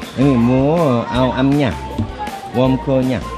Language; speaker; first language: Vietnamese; non-native, learner; Korean